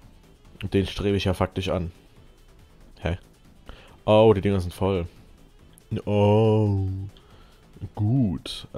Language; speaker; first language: German; native; German